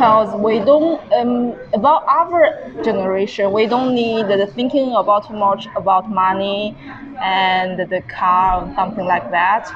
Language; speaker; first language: English; non-native, learner; Chinese